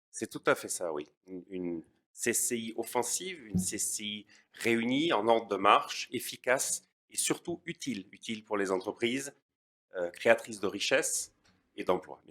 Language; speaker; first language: French; native; French